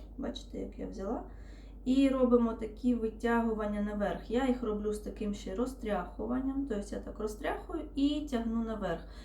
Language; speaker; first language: Ukrainian; non-native, local second language; Russian